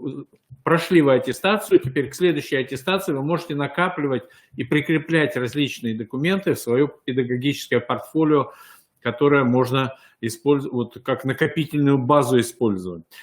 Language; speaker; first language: Russian; native; Russian